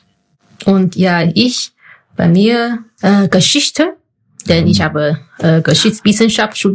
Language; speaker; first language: German; non-native, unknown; Chinese